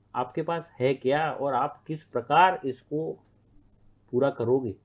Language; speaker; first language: Hindi; native; Hindi